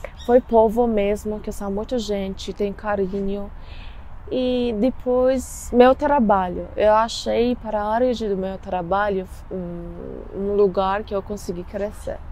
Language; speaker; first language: Portuguese; non-native, learner; Persian